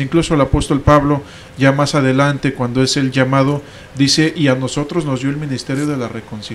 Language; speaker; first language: Spanish; native; Spanish